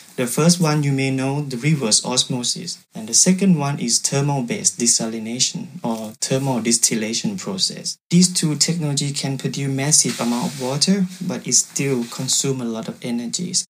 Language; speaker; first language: English; non-native, fluent; Thai